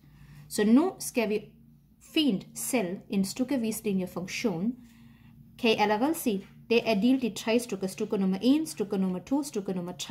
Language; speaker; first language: Danish; non-native, fluent; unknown